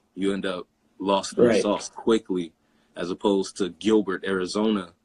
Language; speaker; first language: English; native; English